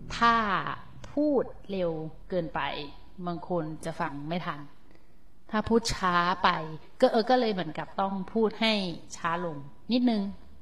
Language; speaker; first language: Thai; native; Thai